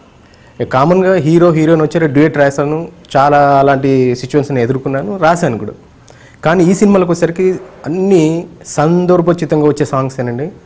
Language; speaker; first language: Telugu; native; Telugu